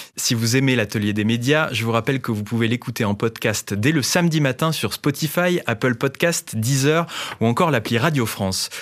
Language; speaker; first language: French; native; French